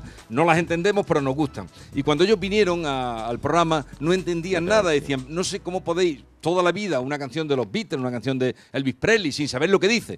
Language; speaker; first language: Spanish; native; Spanish